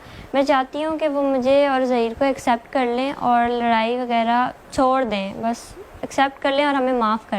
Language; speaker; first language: Urdu; native; Urdu